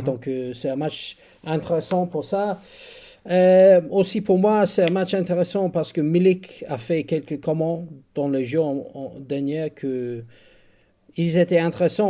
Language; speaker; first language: French; non-native, learner; English